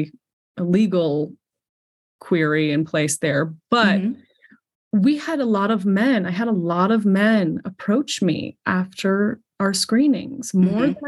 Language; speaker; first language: English; native; English